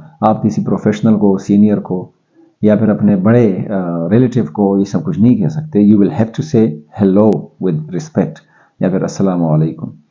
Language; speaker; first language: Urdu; non-native, local second language; Pashto